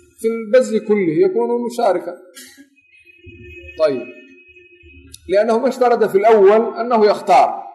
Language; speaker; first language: Arabic; non-native, local second language; Somali